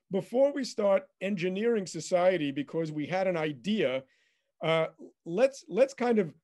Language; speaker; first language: English; native; English